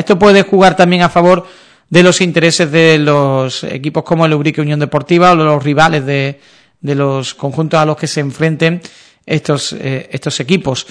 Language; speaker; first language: Spanish; native; Spanish